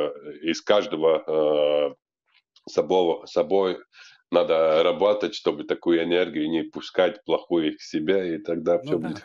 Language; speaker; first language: Russian; non-native, local second language; Latvian